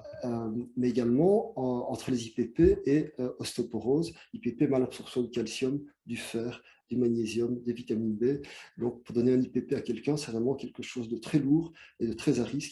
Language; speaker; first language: French; native; French